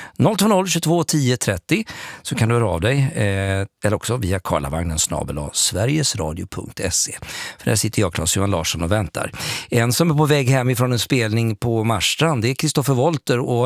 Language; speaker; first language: Swedish; native; Swedish